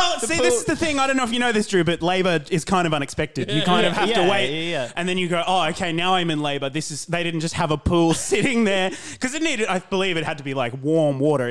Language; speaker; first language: English; native; English